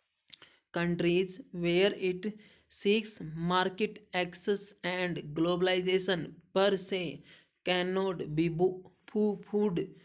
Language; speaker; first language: English; non-native, local second language; Hindi